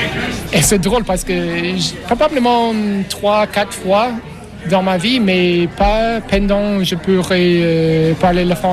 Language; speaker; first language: French; non-native, learner; English